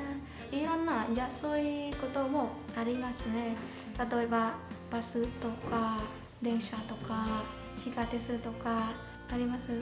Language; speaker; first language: Japanese; non-native, learner; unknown